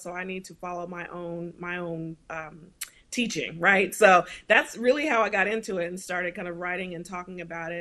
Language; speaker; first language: English; native; English